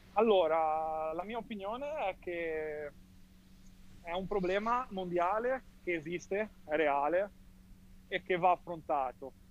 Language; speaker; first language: Italian; native; Italian